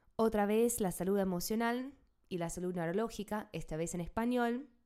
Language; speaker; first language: Spanish; non-native, fluent; English